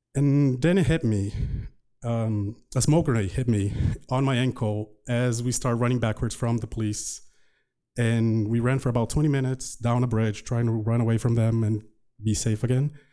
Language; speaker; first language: English; non-native, fluent; Portuguese